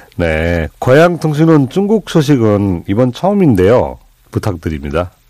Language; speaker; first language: Korean; non-native, fluent; Nepali